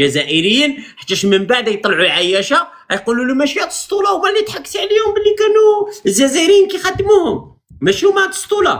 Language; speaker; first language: Arabic; native; Arabic